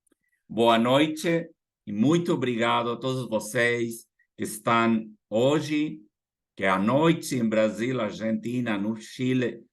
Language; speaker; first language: Portuguese; non-native, fluent; Spanish